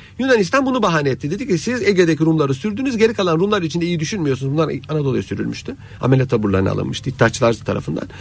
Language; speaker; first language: Turkish; native; Turkish